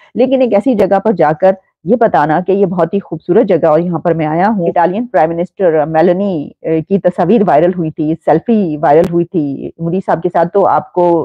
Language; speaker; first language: Hindi; native; Hindi